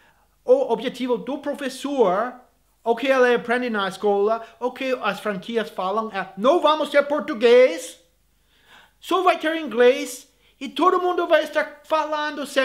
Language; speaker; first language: Portuguese; non-native, fluent; English